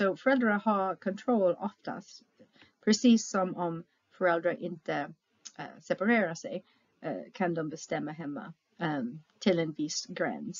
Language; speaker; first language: Swedish; non-native, fluent; English